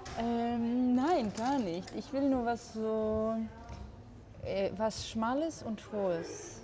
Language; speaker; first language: German; non-native, fluent; Georgian